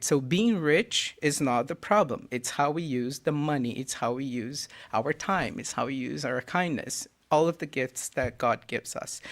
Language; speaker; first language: English; non-native, fluent; Portuguese